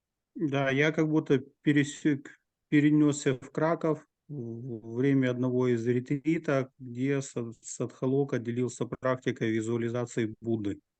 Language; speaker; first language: Russian; native; Russian